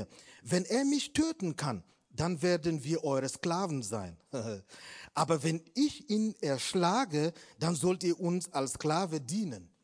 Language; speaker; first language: German; non-native, fluent; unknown